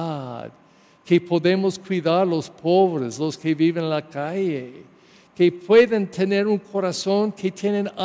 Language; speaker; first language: Spanish; non-native, learner; English